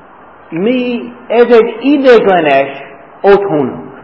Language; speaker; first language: Hungarian; non-native, fluent; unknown